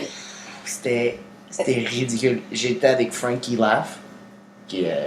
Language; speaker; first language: French; native; French